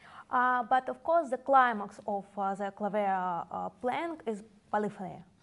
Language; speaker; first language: English; non-native, fluent; Russian